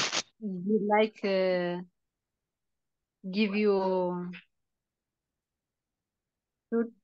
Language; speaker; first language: English; non-native, learner; Tigrinya